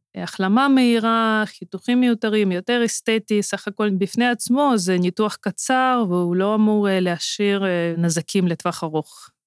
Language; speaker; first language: Hebrew; non-native, fluent; Russian